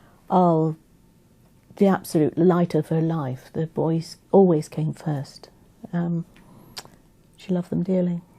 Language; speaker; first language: English; native; English